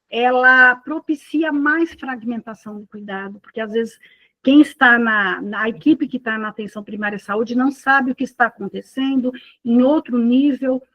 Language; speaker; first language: Portuguese; native; Portuguese